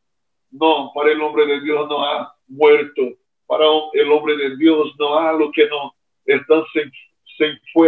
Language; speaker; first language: Spanish; non-native, fluent; Portuguese